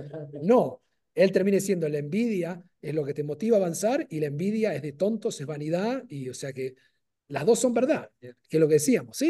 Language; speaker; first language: Spanish; native; Spanish